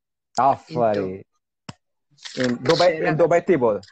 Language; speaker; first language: Persian; non-native, fluent; Hindi